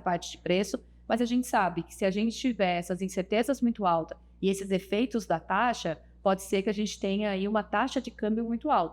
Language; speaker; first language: Portuguese; native; Portuguese